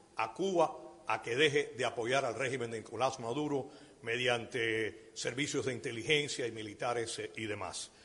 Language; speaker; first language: Spanish; early bilingual, heritage; Spanish